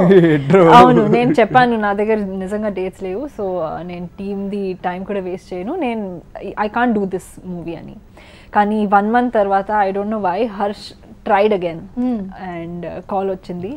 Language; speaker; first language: Telugu; non-native, learner; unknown